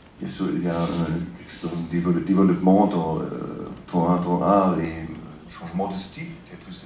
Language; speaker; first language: French; non-native, fluent; German